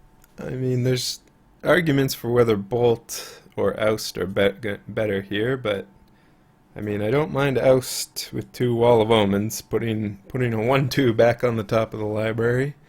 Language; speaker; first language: English; native; English